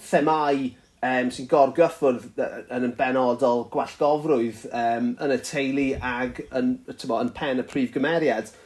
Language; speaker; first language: Welsh; native; Welsh